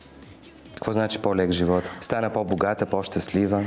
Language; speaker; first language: Bulgarian; native; Bulgarian